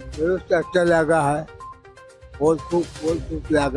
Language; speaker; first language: Hindi; non-native, local second language; Bangla